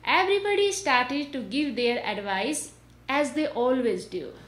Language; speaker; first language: English; non-native, local second language; Nepali